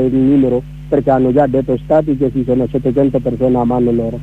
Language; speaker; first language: Italian; non-native, learner; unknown